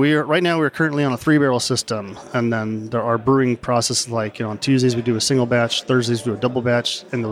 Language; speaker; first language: English; native; English